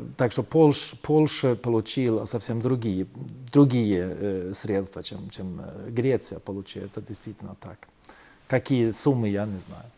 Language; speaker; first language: Russian; non-native, fluent; Swedish